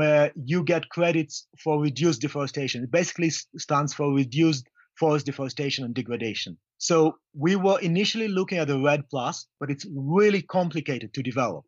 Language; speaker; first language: English; non-native, local second language; Luyia